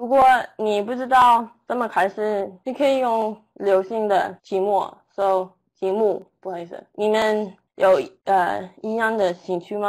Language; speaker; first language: Chinese; non-native, learner; English